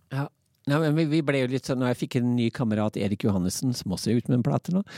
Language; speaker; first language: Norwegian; early bilingual, other home language; English